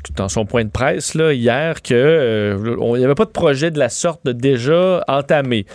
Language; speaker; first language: French; native; French